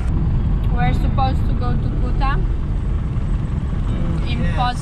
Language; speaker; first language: English; non-native, fluent; Polish